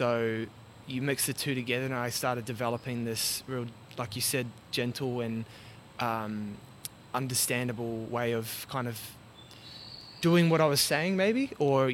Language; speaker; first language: English; native; English